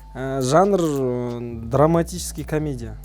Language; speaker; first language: Russian; non-native, local second language; Kazakh